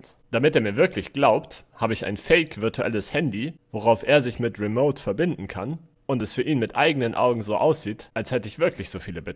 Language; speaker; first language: German; native; German